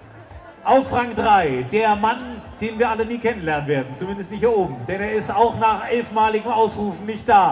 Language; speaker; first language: German; native; German